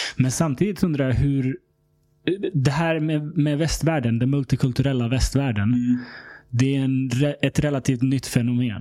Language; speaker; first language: Swedish; early bilingual, other home language; Serbian